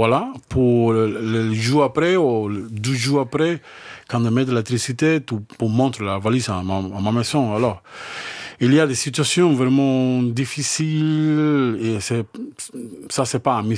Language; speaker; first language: French; non-native, fluent; Spanish